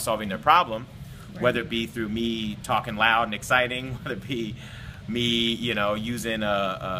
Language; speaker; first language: English; native; English